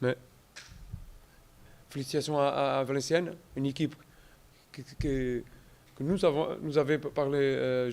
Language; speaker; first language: French; non-native, learner; Portuguese